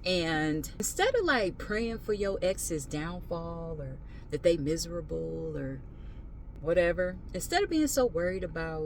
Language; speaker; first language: English; native; English